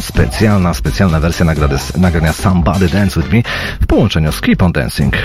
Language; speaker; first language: Polish; native; Polish